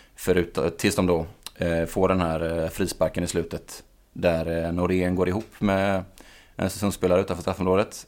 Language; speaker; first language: Swedish; native; Swedish